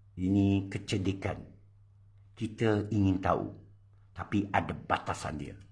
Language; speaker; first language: Malay; non-native, local second language; Min Nan Chinese